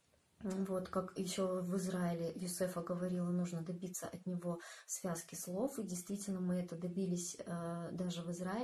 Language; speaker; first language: Russian; native; Russian